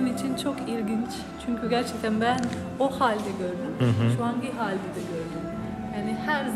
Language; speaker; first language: Turkish; non-native, fluent; Slovenian